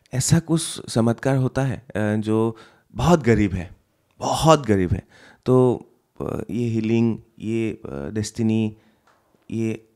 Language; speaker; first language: Hindi; non-native, local second language; Assamese